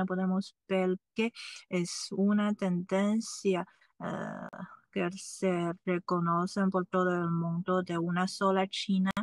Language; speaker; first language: Spanish; non-native, fluent; Chinese